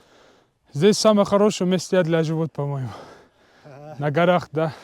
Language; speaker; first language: Russian; non-native, learner; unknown